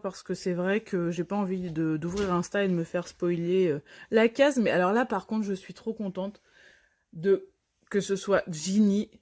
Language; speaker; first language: French; native; French